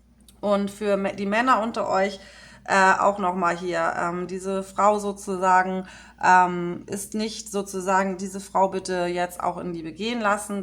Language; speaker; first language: German; native; German